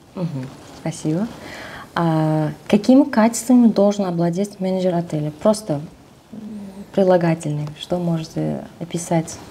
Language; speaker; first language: Russian; non-native, local second language; Uzbek